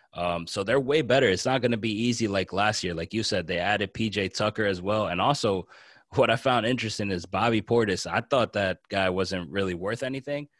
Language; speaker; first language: English; native; English